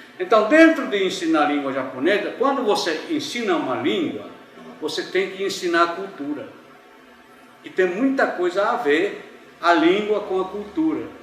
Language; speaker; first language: Portuguese; early bilingual, other home language; Japanese